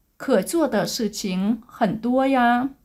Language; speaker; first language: Chinese; non-native, learner; Vietnamese